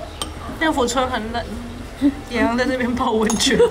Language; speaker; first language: Chinese; native; Chinese